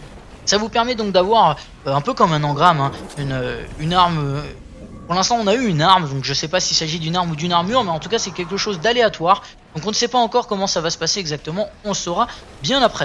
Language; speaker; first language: French; native; French